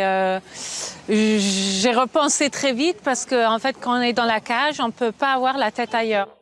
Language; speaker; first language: French; non-native, fluent; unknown